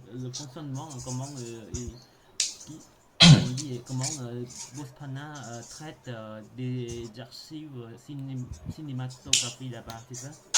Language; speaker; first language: French; non-native, learner; Khmer